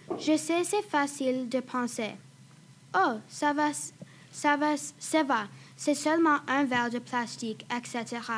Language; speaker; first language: French; non-native, fluent; English